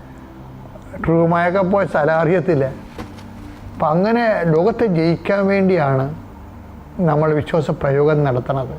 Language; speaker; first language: Malayalam; native; Malayalam